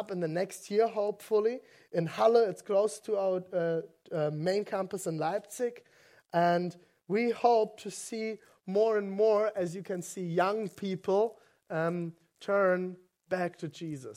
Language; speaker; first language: English; non-native, fluent; German